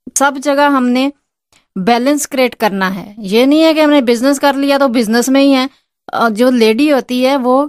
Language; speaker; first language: Hindi; non-native, local second language; Punjabi